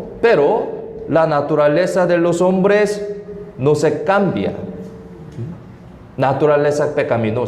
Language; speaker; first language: Spanish; non-native, fluent; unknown